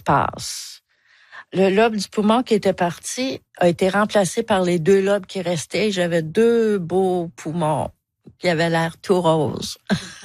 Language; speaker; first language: French; native; French